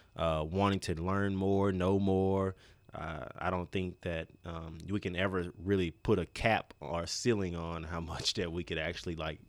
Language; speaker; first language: English; native; English